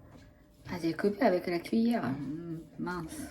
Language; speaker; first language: French; non-native, fluent; Japanese